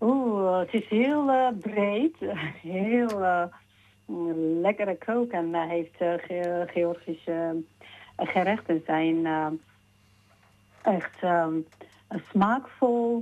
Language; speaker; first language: Dutch; non-native, fluent; Georgian